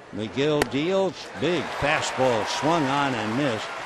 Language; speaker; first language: English; native; English